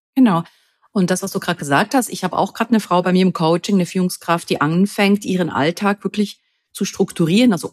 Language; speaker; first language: German; native; German